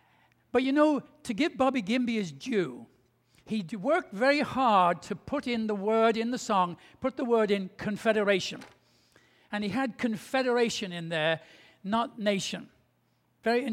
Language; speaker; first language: English; native; English